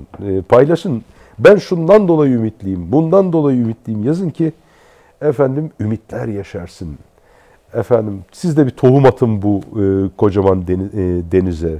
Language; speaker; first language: Turkish; native; Turkish